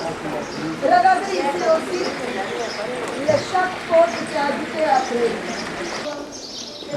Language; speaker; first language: French; non-native, fluent; Hindi